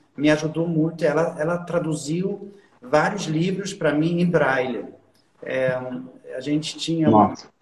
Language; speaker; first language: Portuguese; non-native, fluent; German